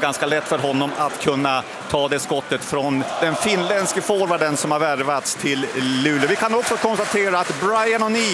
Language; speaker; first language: Swedish; native; Swedish